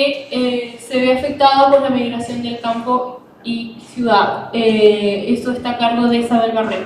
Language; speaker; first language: Spanish; native; Spanish